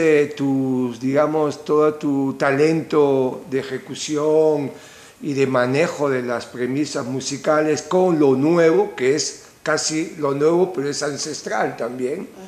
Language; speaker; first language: Spanish; native; Spanish